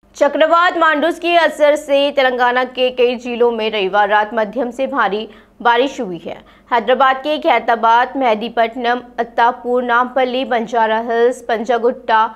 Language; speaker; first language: Hindi; native; Hindi